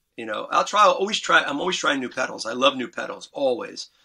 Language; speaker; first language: English; native; English